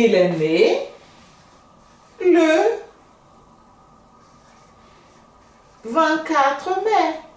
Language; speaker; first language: French; non-native, fluent; Portuguese